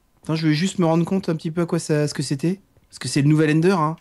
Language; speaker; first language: French; native; French